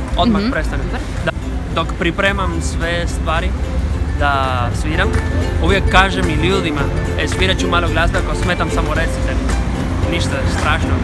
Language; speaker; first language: Bosnian; non-native, fluent; Spanish